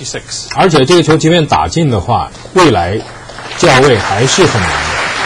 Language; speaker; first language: Chinese; native; Chinese